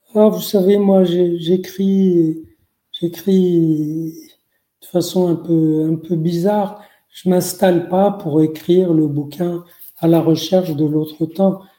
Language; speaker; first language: French; non-native, local second language; Arabic